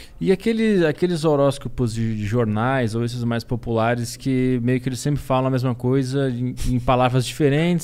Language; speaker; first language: Portuguese; native; Portuguese